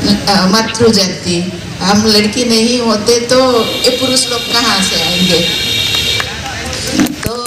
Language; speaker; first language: Hindi; non-native, local second language; Santali